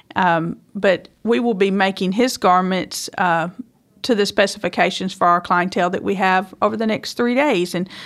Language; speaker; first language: English; native; English